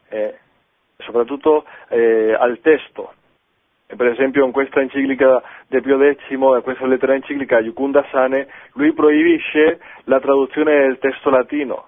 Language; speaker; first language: Italian; non-native, fluent; Spanish